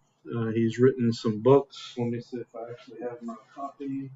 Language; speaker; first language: English; native; English